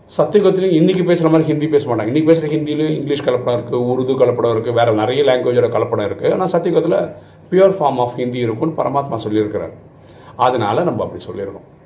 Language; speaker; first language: Tamil; non-native, local second language; Malayalam